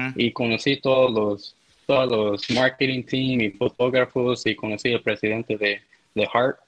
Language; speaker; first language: Spanish; early bilingual, heritage; Spanish